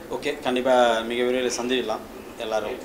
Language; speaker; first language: Tamil; native; Tamil